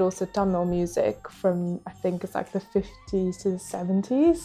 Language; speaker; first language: English; non-native, local second language; Hindi